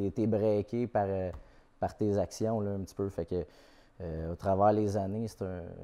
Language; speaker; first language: French; native; French